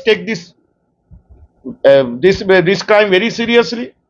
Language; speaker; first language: English; non-native, local second language; Bangla